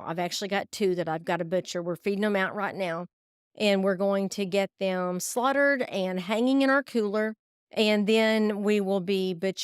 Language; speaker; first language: English; native; English